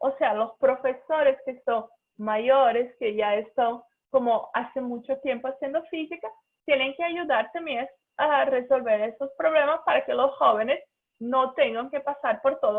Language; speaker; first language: Spanish; non-native, fluent; Portuguese